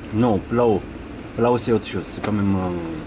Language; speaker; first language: French; non-native, learner; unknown